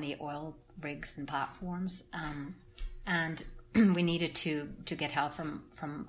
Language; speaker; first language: English; non-native, fluent; Norwegian